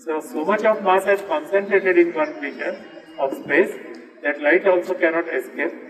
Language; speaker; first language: English; non-native, local second language; Marathi